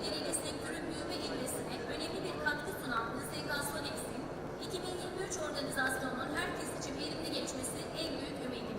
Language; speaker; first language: Turkish; native; Turkish